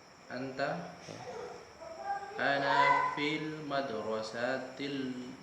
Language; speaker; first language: Arabic; non-native, learner; Indonesian